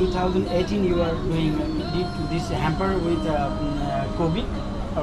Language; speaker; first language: English; non-native, learner; Nepali